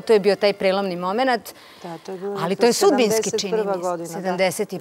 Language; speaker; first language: Serbian; native; Serbian